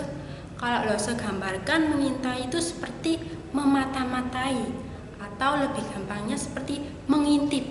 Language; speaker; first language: Indonesian; native; Indonesian